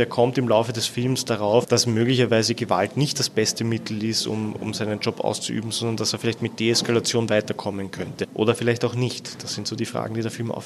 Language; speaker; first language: German; native; German